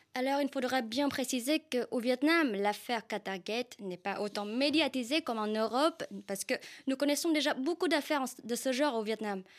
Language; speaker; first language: French; non-native, fluent; Vietnamese